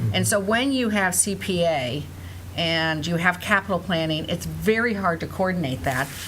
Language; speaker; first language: English; native; English